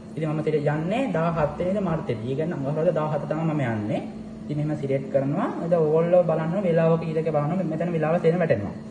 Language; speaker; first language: Sinhala; native; Sinhala